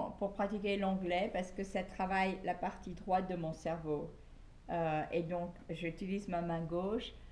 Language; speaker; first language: French; native; French